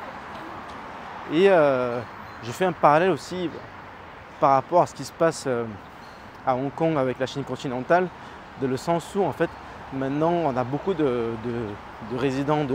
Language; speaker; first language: French; native; French